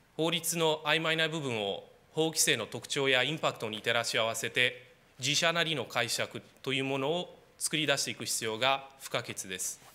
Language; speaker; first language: Japanese; non-native, fluent; Romanian